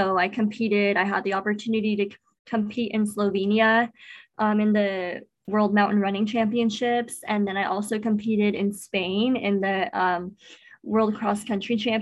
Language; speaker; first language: English; native; English